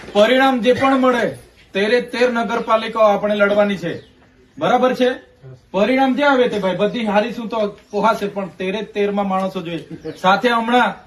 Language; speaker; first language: Gujarati; non-native, local second language; Vasavi